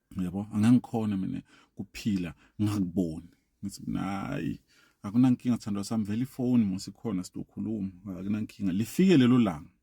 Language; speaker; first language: Zulu; non-native, local second language; Swati